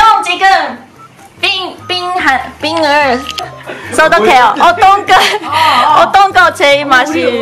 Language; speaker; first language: Korean; non-native, learner; Chinese